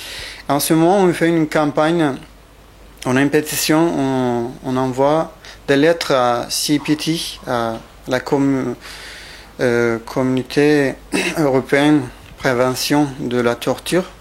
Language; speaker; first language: French; non-native, fluent; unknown